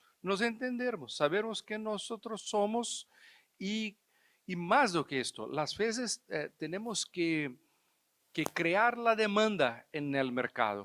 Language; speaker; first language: Spanish; non-native, fluent; Portuguese